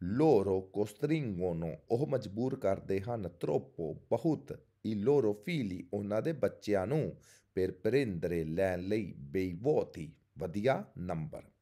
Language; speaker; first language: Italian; non-native, fluent; Punjabi